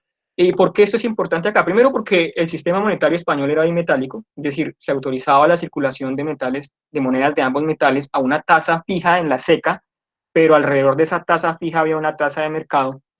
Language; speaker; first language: Spanish; native; Spanish